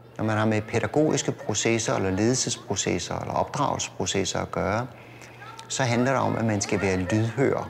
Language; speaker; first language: Danish; native; Danish